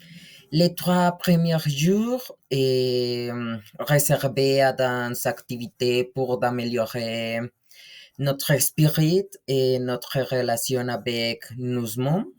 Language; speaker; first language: French; non-native, learner; Spanish